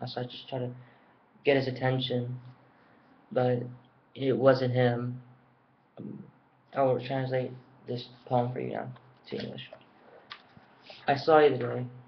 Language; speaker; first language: English; native; English